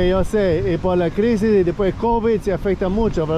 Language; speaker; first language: Spanish; non-native, learner; English